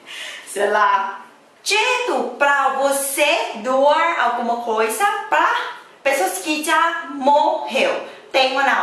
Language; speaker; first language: Portuguese; non-native, learner; Thai